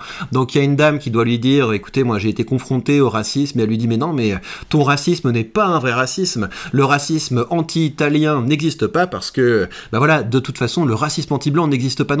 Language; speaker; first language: French; native; French